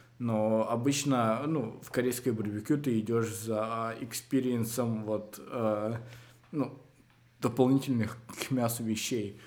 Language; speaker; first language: Russian; native; Russian